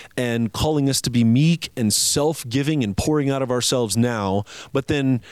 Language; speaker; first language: English; native; English